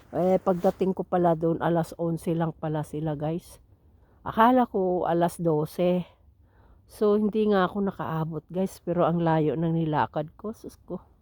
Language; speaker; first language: Filipino; non-native, local second language; Cebuano